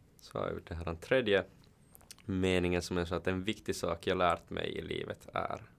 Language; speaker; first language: Swedish; native; Swedish